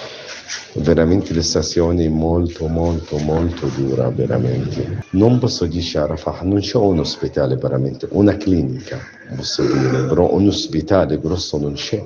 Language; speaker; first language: Italian; non-native, learner; Arabic